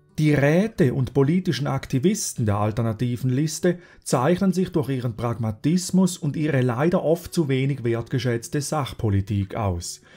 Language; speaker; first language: German; native; German